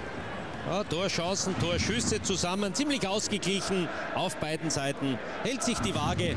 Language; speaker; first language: German; native; German